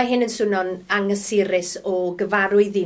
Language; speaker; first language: Welsh; native; Welsh